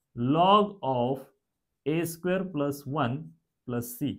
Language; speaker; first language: English; non-native, local second language; Marathi